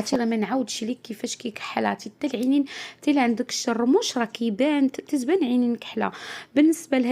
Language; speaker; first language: Arabic; native; Arabic